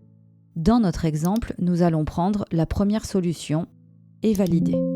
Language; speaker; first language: French; native; French